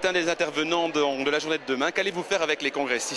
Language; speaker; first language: French; native; French